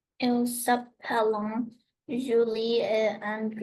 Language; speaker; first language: French; non-native, learner; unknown